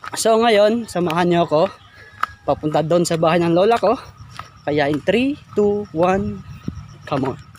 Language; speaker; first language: Filipino; non-native, local second language; Cebuano